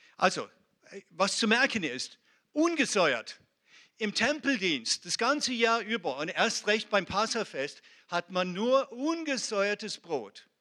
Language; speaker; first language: German; non-native, fluent; Hebrew